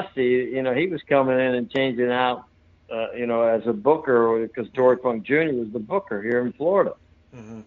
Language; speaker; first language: English; native; English